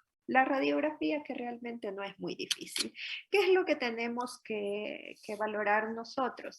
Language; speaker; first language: Spanish; native; Spanish